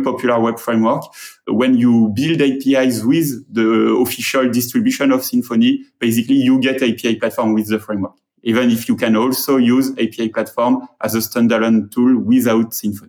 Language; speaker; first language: English; non-native, fluent; French